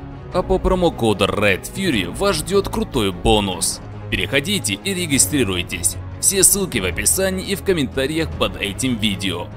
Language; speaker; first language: Russian; native; Russian